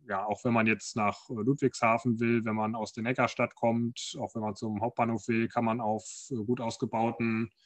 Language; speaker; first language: German; native; German